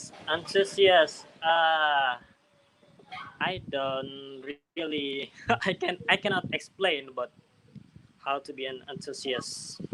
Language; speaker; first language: English; non-native, learner; Indonesian